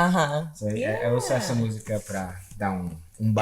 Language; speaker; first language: Portuguese; non-native, fluent; English